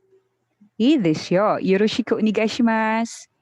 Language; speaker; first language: Japanese; non-native, learner; Filipino